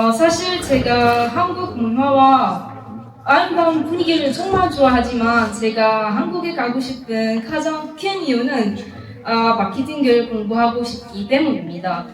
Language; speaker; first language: Korean; non-native, learner; Arabic